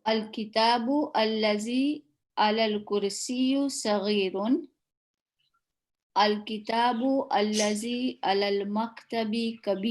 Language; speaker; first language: Arabic; non-native, learner; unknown